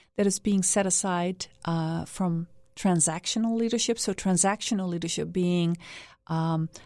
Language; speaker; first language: English; non-native, fluent; Dutch